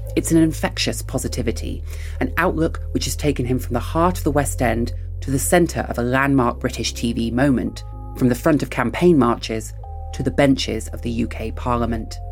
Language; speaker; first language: English; native; English